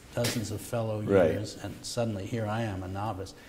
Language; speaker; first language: English; native; English